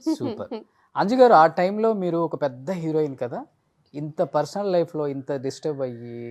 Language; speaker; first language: Telugu; native; Telugu